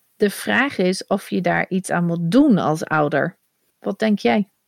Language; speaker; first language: Dutch; non-native, fluent; English